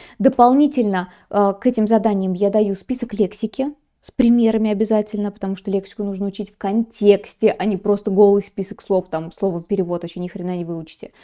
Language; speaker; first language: Russian; native; Russian